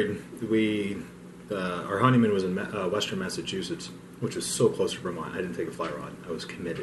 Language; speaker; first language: English; native; English